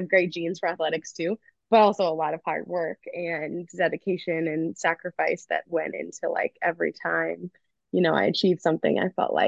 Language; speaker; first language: English; native; English